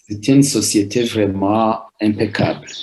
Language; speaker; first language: French; non-native, local second language; Rundi